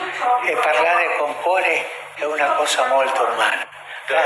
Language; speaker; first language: Italian; non-native, fluent; Spanish